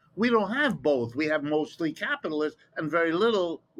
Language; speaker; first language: English; early bilingual, other home language; German